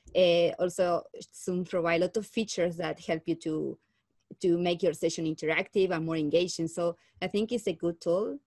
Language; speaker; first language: English; non-native, fluent; Spanish